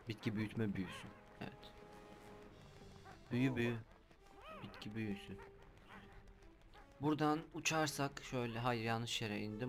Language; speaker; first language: Turkish; native; Turkish